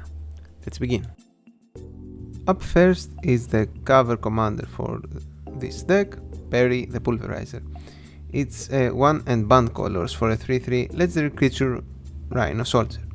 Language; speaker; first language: English; non-native, fluent; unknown